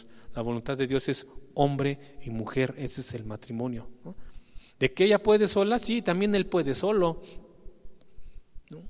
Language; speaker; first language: Spanish; native; Spanish